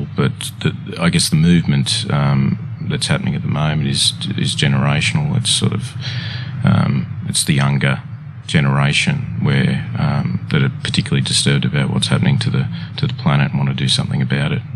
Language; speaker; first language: English; native; English